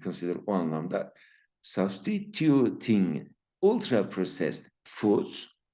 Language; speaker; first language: English; non-native, fluent; Turkish